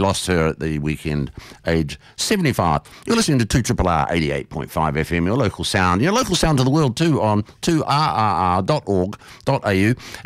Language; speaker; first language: English; native; English